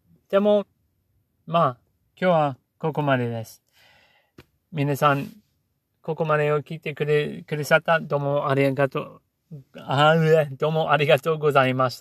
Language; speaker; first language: Japanese; non-native, learner; English